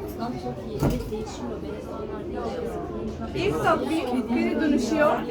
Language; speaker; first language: Turkish; non-native, learner; Arabic